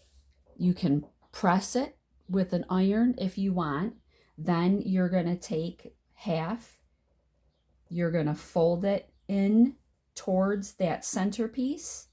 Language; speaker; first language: English; native; English